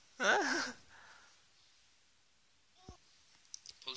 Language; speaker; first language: Russian; non-native, learner; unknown